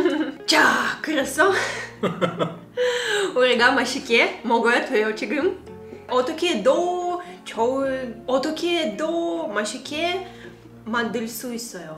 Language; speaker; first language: Korean; non-native, learner; Russian